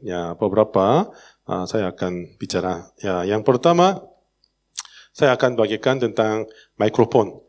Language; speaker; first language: Indonesian; non-native, learner; Korean